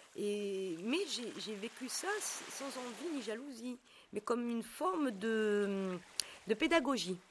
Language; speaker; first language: French; native; French